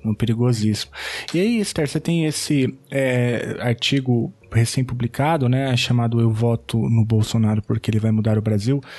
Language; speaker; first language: Portuguese; native; Portuguese